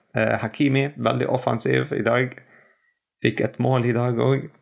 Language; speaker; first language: Norwegian; non-native, fluent; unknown